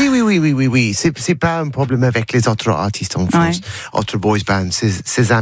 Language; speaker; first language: French; non-native, learner; English